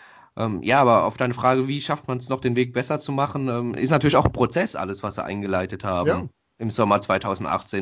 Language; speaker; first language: German; native; German